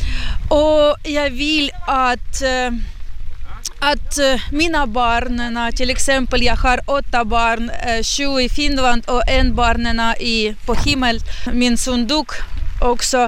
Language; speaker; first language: Swedish; non-native, learner; Ukrainian